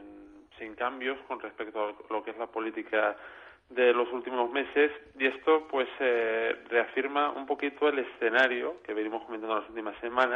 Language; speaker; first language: Spanish; native; Spanish